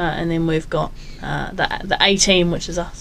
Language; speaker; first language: English; native; English